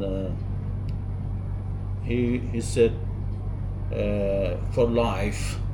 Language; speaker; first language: English; non-native, learner; Persian